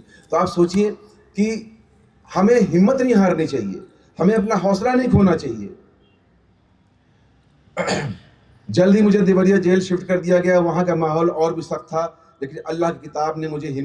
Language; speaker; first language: Hindi; native; Hindi